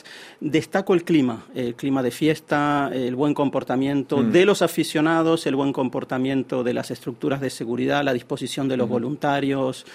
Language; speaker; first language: Spanish; native; Spanish